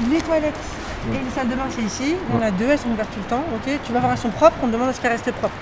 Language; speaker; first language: French; native; French